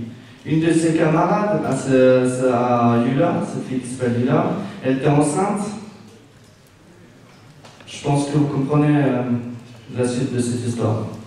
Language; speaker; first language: French; non-native, fluent; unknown